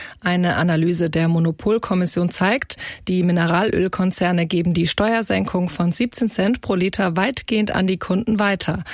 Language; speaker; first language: German; native; German